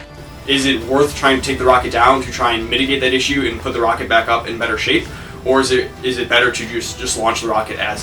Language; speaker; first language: English; native; English